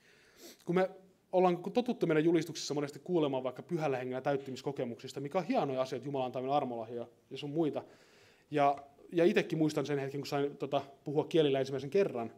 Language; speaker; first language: Finnish; native; Finnish